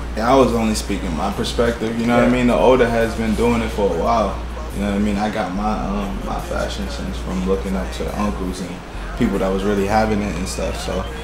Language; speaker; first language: English; native; English